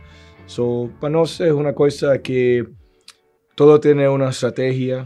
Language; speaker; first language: Portuguese; non-native, learner; Spanish